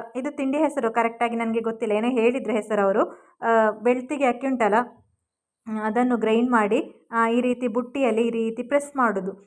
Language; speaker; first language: Kannada; native; Kannada